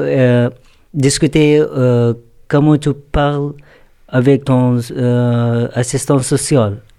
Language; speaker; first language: French; non-native, learner; Urdu